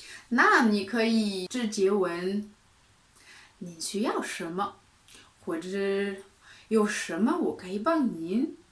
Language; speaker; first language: Chinese; non-native, fluent; French